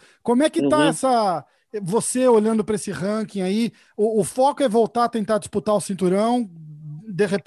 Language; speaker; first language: Portuguese; native; Portuguese